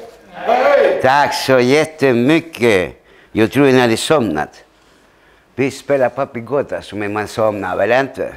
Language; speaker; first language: Swedish; early bilingual, other home language; Spanish